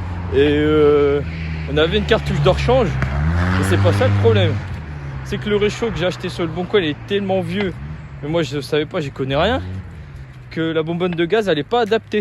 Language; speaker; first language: French; native; French